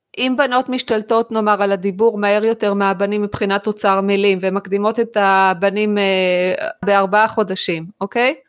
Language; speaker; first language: Hebrew; native; Hebrew